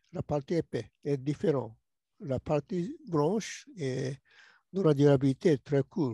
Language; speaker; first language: French; non-native, learner; Japanese